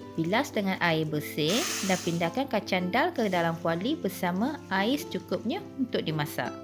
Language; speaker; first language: Malay; non-native, local second language; Tamil